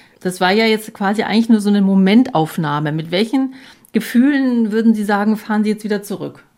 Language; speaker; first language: German; native; German